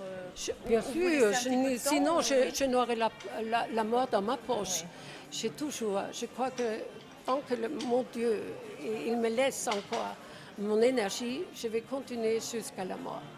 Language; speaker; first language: French; non-native, fluent; Czech